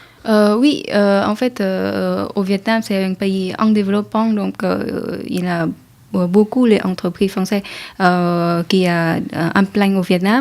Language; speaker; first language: French; non-native, learner; Vietnamese